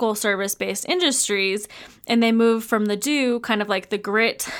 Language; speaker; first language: English; native; English